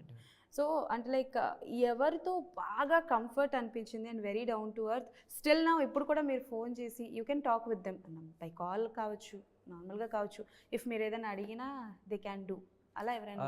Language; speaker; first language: Telugu; native; Telugu